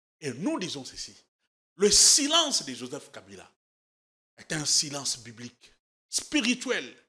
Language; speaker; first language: French; native; French